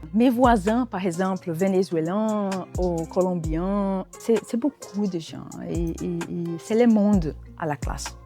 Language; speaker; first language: French; non-native, learner; Portuguese